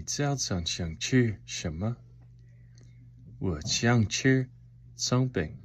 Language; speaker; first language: Chinese; non-native, learner; English